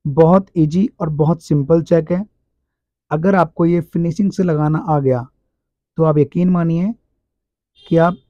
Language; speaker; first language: Hindi; native; Hindi